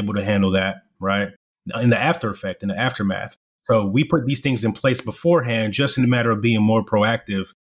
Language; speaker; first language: English; early bilingual, other home language; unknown